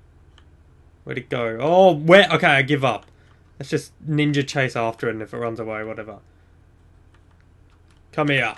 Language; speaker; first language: English; native; English